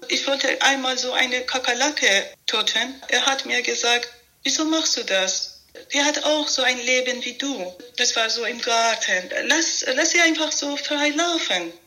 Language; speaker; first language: German; non-native, fluent; Persian